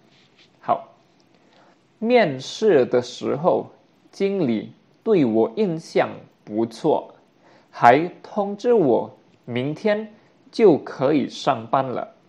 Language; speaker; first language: Chinese; non-native, fluent; Indonesian